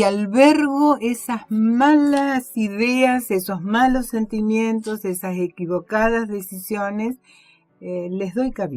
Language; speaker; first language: Spanish; native; Spanish